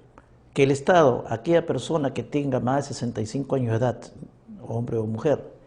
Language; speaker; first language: Spanish; native; Spanish